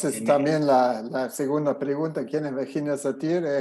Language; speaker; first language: Spanish; non-native, fluent; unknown